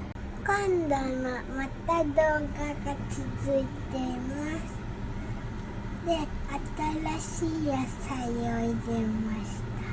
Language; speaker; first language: Japanese; early bilingual, other home language; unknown